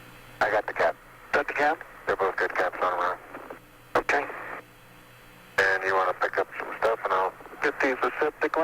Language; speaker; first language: English; native; English